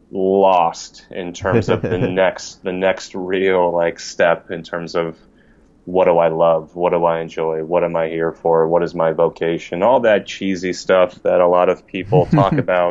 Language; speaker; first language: English; native; English